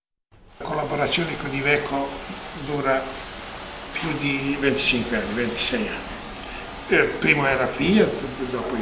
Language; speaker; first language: Italian; non-native, learner; Serbian